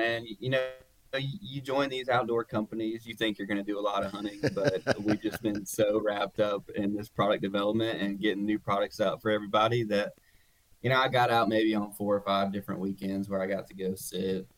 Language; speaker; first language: English; native; English